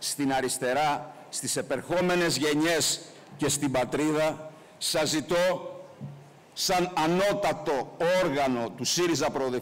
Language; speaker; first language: Greek; native; Greek